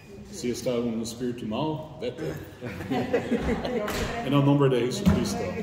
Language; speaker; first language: Spanish; non-native, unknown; English